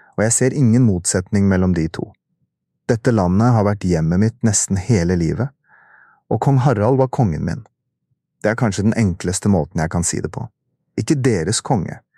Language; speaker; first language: Norwegian; early bilingual, other home language; Urdu